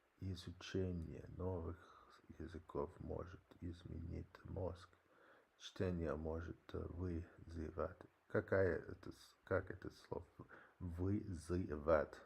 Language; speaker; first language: Russian; non-native, learner; English